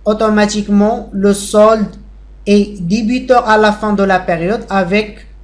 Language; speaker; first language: French; non-native, local second language; Arabic